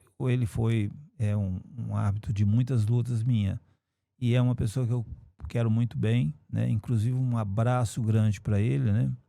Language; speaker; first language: Portuguese; native; Portuguese